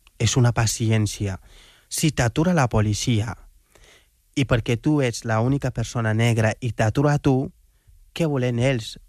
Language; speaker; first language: Catalan; non-native, fluent; Wolof